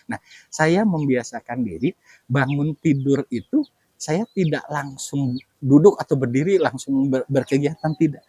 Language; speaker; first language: Indonesian; non-native, local second language; Sundanese